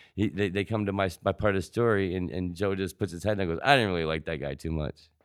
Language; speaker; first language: English; native; English